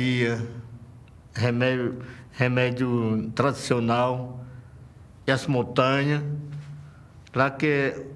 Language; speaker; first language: Portuguese; non-native, local second language; Yanomámi